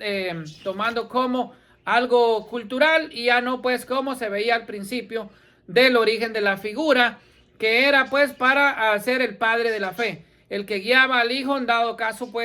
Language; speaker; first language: Spanish; native; Spanish